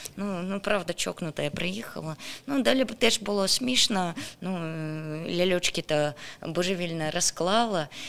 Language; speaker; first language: Ukrainian; non-native, local second language; Russian